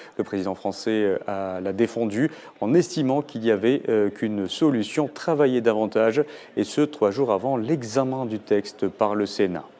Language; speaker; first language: French; non-native, local second language; Arabic